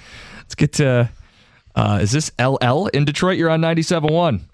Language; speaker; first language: English; native; English